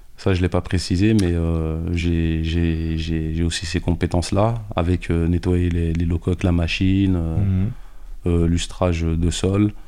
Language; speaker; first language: French; native; French